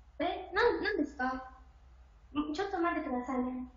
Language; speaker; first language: Japanese; non-native, learner; Chinese